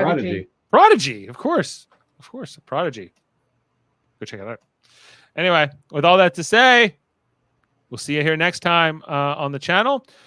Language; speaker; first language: English; native; English